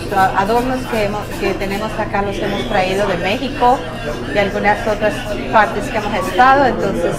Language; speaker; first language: Spanish; early bilingual, other home language; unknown